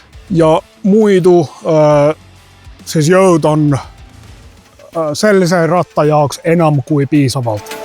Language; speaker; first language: Estonian; non-native, learner; Finnish